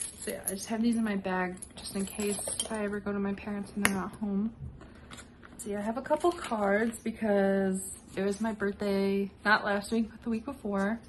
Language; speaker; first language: English; native; English